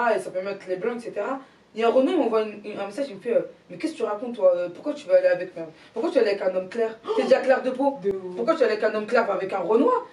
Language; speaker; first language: French; native; French